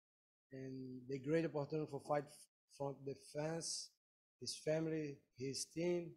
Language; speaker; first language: English; non-native, learner; Portuguese